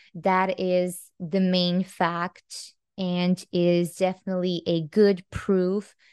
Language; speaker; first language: English; non-native, fluent; Croatian